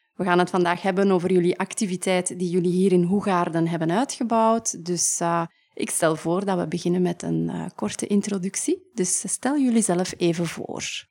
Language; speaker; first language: Dutch; native; Dutch